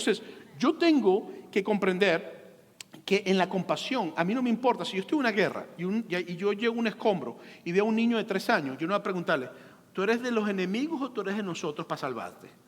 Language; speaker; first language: Spanish; native; Spanish